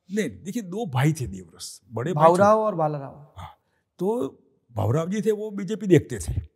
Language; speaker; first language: Hindi; non-native, local second language; Gujarati